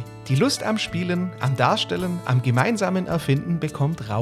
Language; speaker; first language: German; native; German